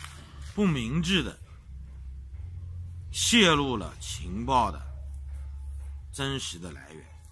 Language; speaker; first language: Chinese; native; Chinese